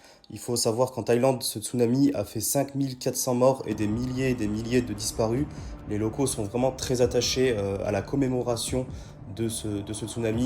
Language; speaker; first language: French; native; French